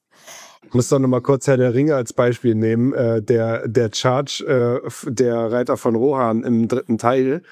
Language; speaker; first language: German; native; German